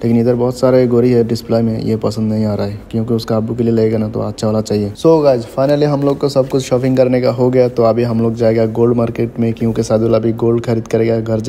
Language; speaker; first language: Hindi; non-native, learner; Bangla